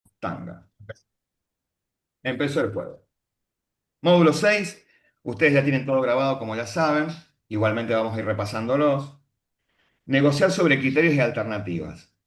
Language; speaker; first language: Spanish; native; Spanish